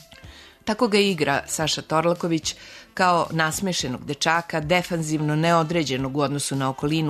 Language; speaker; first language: Serbian; native; Serbian